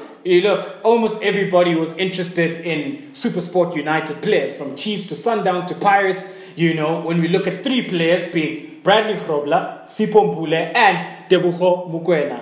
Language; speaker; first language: English; native; English